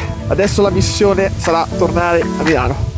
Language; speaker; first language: Italian; native; Italian